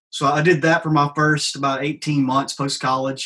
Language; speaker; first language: English; native; English